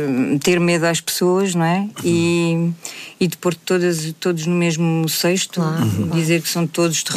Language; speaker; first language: Portuguese; native; Portuguese